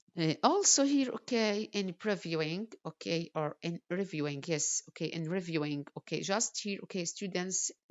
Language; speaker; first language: English; non-native, fluent; Arabic